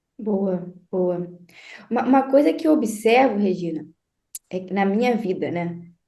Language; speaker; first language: Portuguese; native; Portuguese